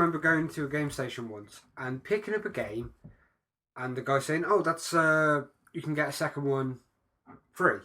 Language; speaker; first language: English; native; English